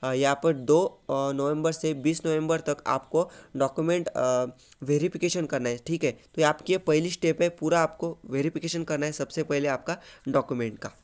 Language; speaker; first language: Hindi; non-native, local second language; Marathi